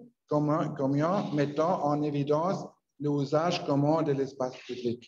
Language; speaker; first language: French; non-native, learner; Spanish